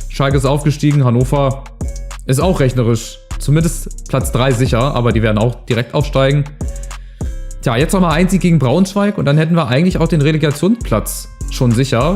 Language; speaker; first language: German; native; German